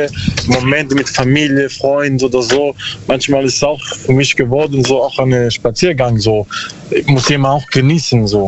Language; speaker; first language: German; non-native, learner; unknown